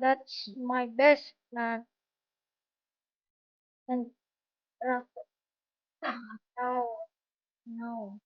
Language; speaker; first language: English; non-native, learner; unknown